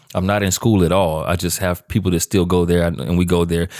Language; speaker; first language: English; native; English